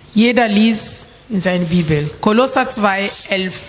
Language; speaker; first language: German; non-native, learner; French